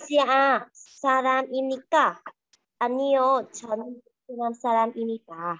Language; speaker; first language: Korean; non-native, learner; Vietnamese